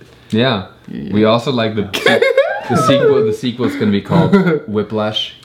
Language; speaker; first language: English; non-native, fluent; German